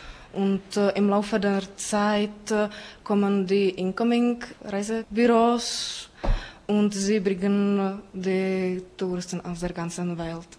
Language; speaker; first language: German; non-native, fluent; Czech